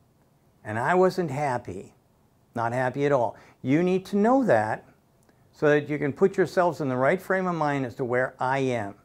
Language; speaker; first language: English; native; English